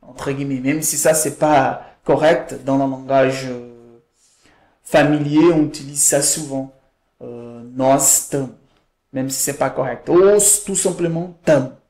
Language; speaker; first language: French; non-native, fluent; Portuguese